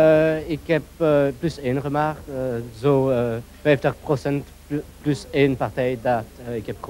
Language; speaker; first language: Dutch; non-native, local second language; French